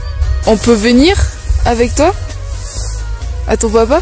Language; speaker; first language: French; native; French